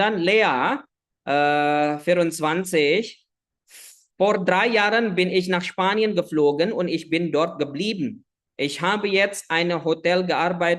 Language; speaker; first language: German; non-native, fluent; Indonesian